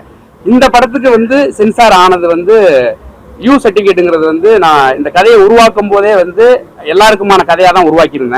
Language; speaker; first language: Tamil; native; Tamil